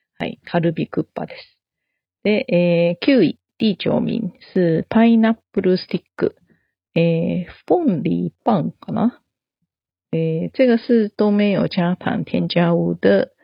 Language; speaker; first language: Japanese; non-native, fluent; Chinese